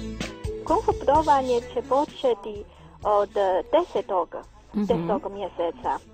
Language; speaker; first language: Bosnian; non-native, learner; Chinese